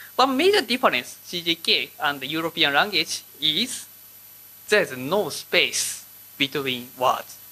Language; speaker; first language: English; non-native, learner; Japanese